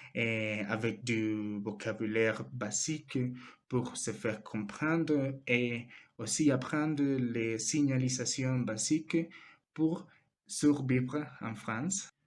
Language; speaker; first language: French; non-native, learner; Spanish